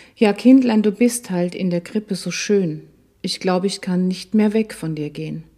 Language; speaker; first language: German; native; German